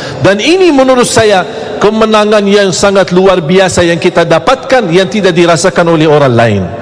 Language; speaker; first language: Malay; non-native, fluent; Arabic